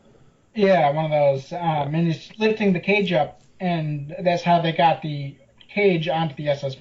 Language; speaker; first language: English; native; English